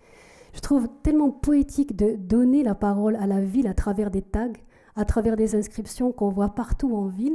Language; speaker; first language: French; native; French